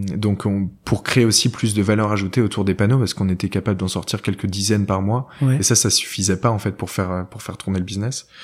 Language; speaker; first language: French; native; French